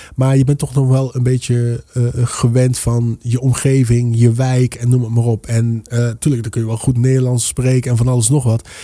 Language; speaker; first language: Dutch; early bilingual, other home language; Papiamento